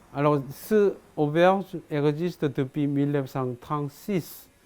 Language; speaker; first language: French; non-native, fluent; Korean